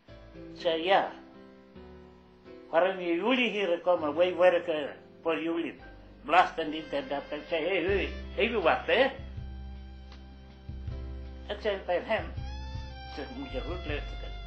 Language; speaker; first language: Dutch; non-native, learner; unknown